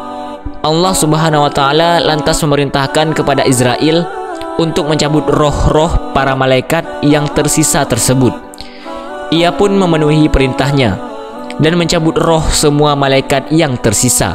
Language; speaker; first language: Indonesian; native; Indonesian